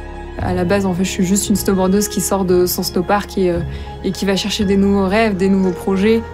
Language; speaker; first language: French; native; French